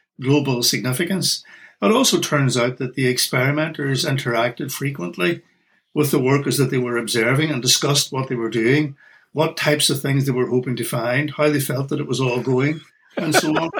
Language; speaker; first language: English; native; English